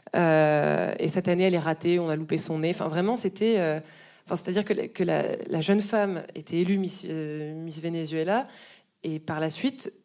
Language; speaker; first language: French; native; French